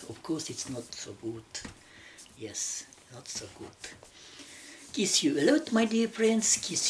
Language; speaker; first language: English; non-native, learner; Russian